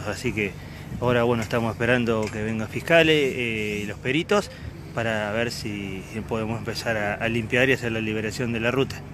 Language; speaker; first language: Spanish; native; Spanish